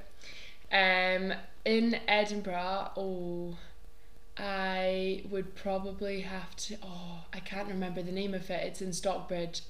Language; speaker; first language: English; native; English